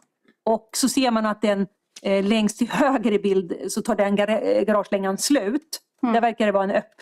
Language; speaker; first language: Swedish; native; Swedish